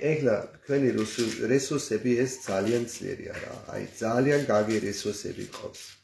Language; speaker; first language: Georgian; non-native, learner; German